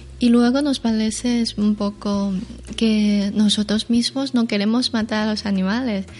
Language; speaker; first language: Spanish; non-native, learner; Chinese